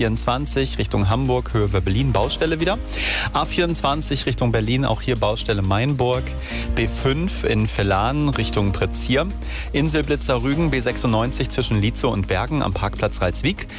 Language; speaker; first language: German; native; German